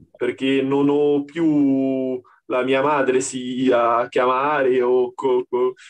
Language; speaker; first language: Italian; non-native, learner; Portuguese